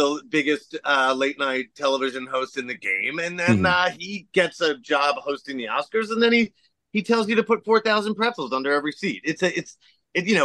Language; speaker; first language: English; native; English